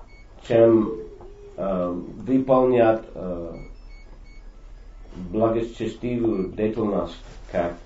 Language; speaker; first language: Russian; non-native, fluent; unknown